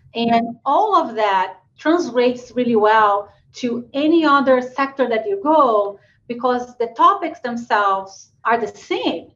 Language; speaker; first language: English; non-native, fluent; Portuguese